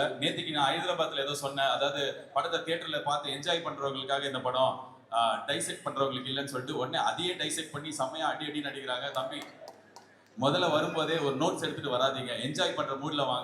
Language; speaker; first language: Tamil; native; Tamil